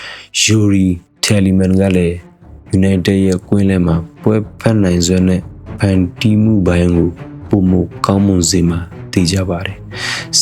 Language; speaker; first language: Burmese; native; Burmese